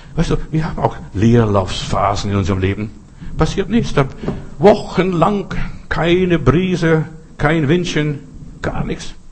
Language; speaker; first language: German; non-native, fluent; Russian